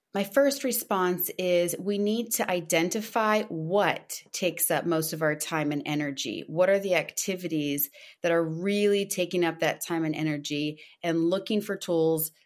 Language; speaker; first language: English; non-native, fluent; Portuguese